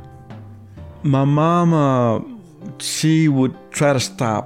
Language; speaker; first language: English; early bilingual, other home language; Spanish